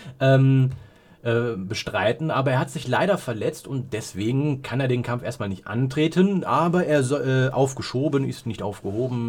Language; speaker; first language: German; native; German